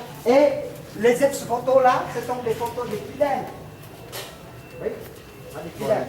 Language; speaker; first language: French; non-native, fluent; Vietnamese